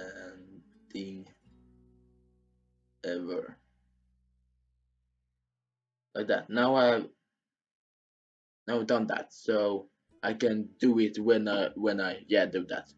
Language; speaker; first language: English; non-native, fluent; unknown